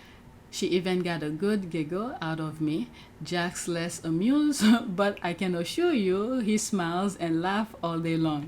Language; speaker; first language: English; native; English